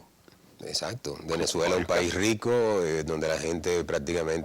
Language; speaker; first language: Spanish; native; Spanish